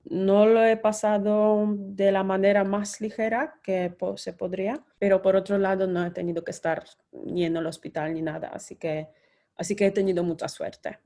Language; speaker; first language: Spanish; non-native, fluent; Polish